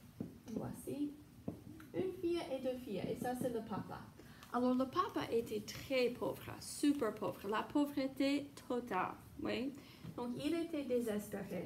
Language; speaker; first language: French; non-native, fluent; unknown